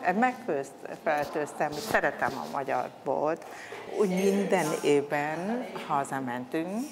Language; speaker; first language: Hungarian; non-native, fluent; Vietnamese